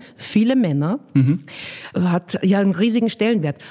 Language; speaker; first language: German; native; German